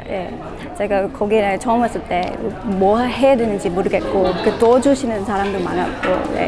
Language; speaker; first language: Korean; non-native, learner; English